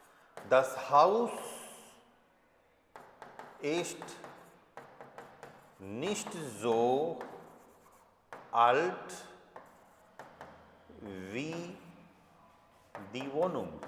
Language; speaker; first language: German; non-native, fluent; Hindi